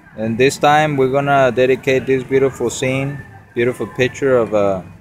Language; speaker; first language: English; non-native, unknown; Spanish